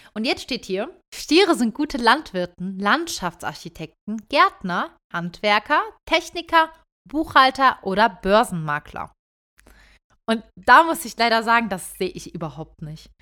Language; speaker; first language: German; early bilingual, other home language; Turkish